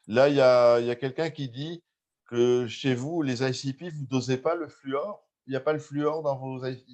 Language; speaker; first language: French; native; French